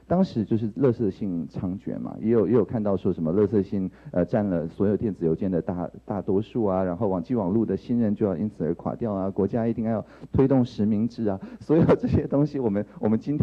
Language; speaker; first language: Chinese; native; Chinese